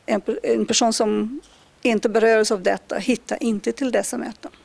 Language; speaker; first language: Swedish; non-native, fluent; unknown